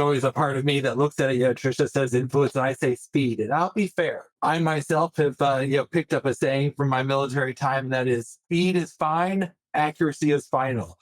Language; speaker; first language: English; native; English